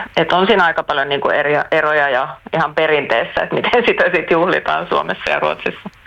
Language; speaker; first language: Finnish; native; Finnish